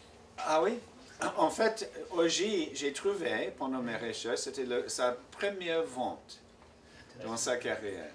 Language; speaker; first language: French; non-native, fluent; English